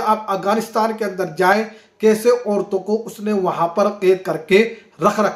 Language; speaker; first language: Hindi; native; Hindi